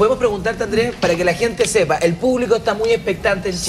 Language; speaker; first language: Spanish; native; Spanish